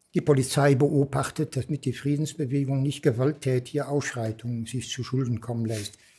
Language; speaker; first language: German; native; German